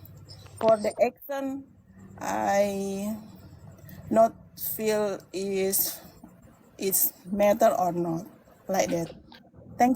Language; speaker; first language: English; non-native, learner; Indonesian